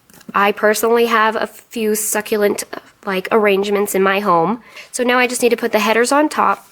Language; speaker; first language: English; native; English